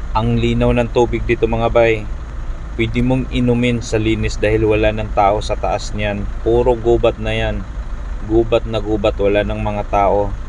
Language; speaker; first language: Filipino; non-native, local second language; Cebuano